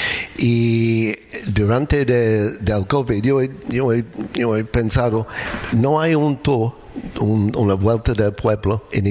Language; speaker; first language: Spanish; non-native, learner; English